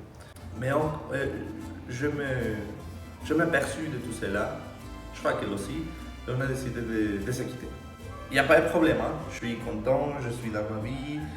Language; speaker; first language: French; non-native, fluent; Spanish